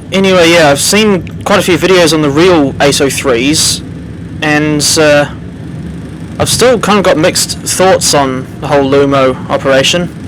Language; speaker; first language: English; native; English